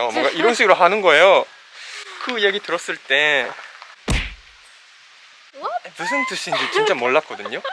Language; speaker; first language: Korean; non-native, fluent; Japanese